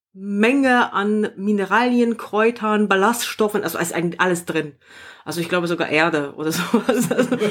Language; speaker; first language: German; non-native, fluent; Polish